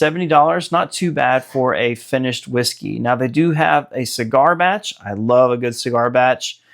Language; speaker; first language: English; native; English